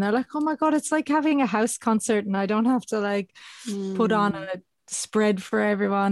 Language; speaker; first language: English; native; English